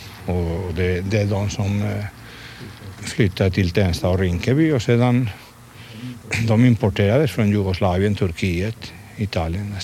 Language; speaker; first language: Swedish; non-native, fluent; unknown